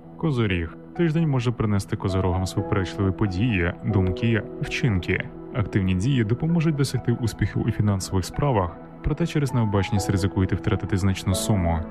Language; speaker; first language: Ukrainian; native; Ukrainian